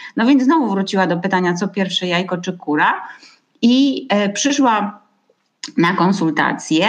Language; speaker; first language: Polish; native; Polish